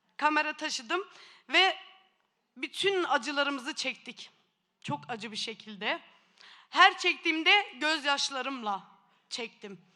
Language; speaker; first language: Turkish; native; Turkish